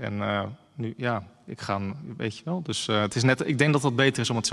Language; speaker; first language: Dutch; native; Dutch